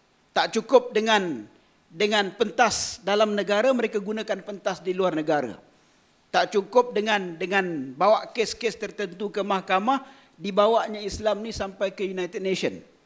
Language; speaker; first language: Malay; native; Malay